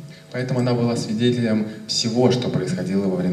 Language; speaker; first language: Russian; native; Russian